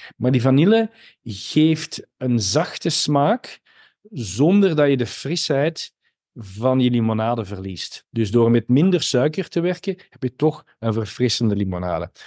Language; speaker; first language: Dutch; native; Dutch